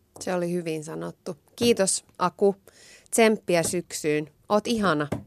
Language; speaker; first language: Finnish; native; Finnish